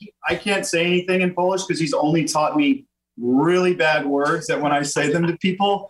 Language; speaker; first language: English; native; English